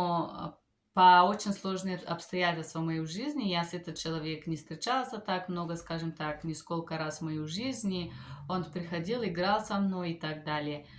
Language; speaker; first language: Russian; non-native, fluent; Bulgarian